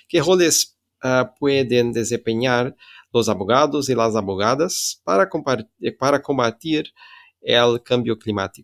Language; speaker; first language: Spanish; non-native, fluent; Portuguese